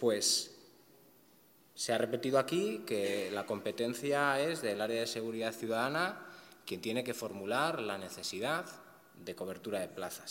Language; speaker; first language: Spanish; native; Spanish